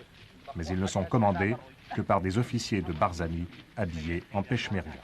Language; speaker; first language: French; native; French